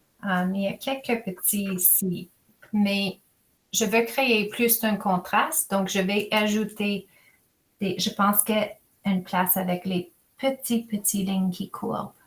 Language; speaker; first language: French; non-native, fluent; English